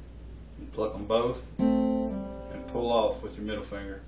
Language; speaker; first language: English; native; English